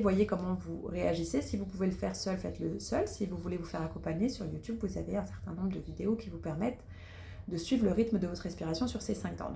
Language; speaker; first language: French; native; French